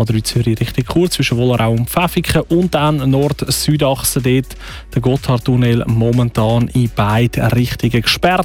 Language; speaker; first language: German; native; German